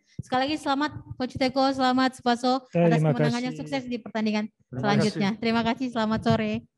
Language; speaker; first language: Indonesian; native; Indonesian